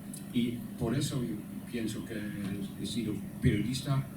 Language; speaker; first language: Spanish; non-native, learner; Dutch